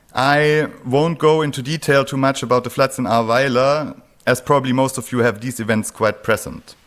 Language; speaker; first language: English; non-native, fluent; German